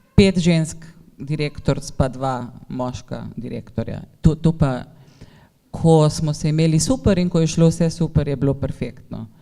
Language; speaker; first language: Slovenian; native; Slovenian